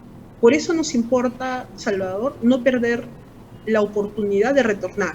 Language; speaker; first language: Spanish; native; Spanish